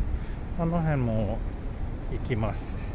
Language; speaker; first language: Japanese; non-native, learner; Swedish